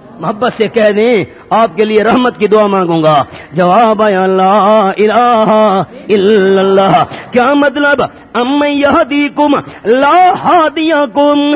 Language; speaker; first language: Urdu; non-native, local second language; Pashto